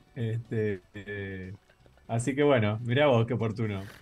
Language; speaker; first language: Spanish; native; Spanish